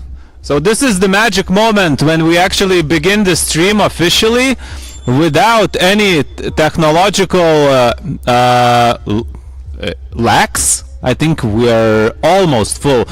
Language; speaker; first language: English; non-native, fluent; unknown